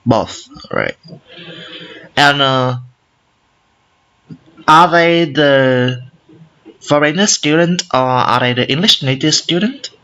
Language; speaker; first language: English; non-native, learner; Vietnamese